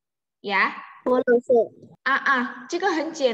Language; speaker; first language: Chinese; non-native, fluent; Indonesian